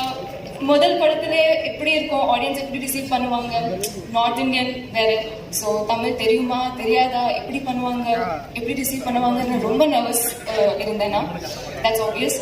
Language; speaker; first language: Tamil; non-native, fluent; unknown